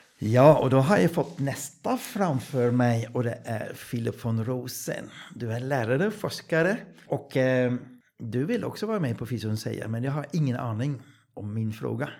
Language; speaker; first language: Swedish; non-native, fluent; Dutch